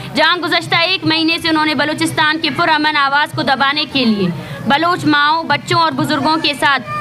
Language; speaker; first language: Urdu; non-native, local second language; Baluchi